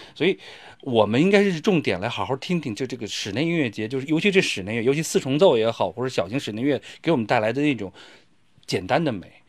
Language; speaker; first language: Chinese; native; Chinese